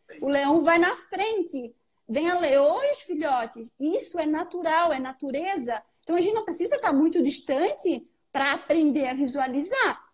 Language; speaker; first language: Portuguese; native; Portuguese